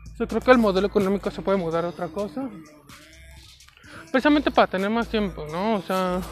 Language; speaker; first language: Spanish; native; Spanish